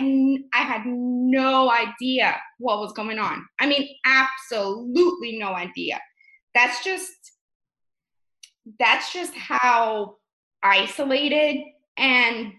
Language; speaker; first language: English; early bilingual, other home language; Russian